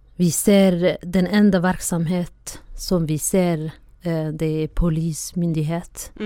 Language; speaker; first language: Swedish; non-native, fluent; Somali